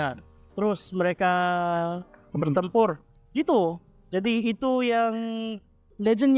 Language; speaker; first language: Indonesian; non-native, fluent; Filipino